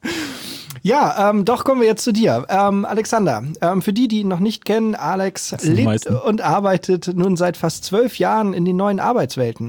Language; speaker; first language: German; native; German